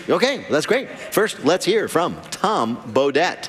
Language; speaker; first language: English; native; English